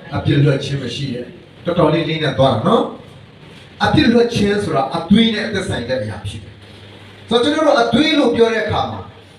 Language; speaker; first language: Burmese; non-native, local second language; Hakha Chin